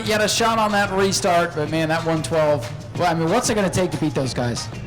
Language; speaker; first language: English; native; English